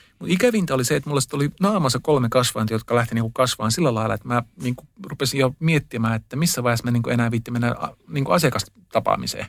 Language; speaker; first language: Finnish; early bilingual, heritage; Finnish